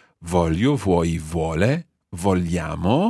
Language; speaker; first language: Italian; non-native, fluent; English